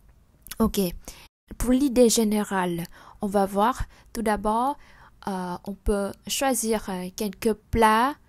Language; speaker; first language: French; non-native, fluent; Vietnamese